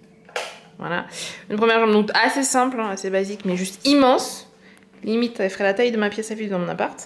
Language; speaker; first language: French; native; French